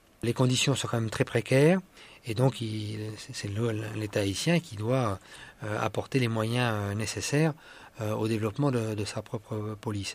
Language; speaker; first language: French; native; French